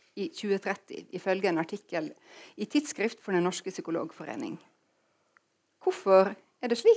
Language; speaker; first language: Norwegian; native; Norwegian